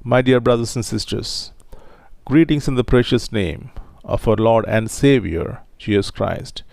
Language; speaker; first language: English; non-native, local second language; Telugu